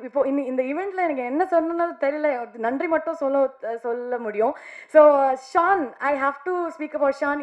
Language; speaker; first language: Tamil; non-native, learner; Kannada